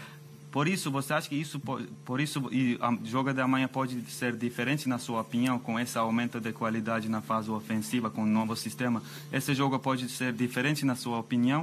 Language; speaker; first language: Portuguese; non-native, fluent; Turkish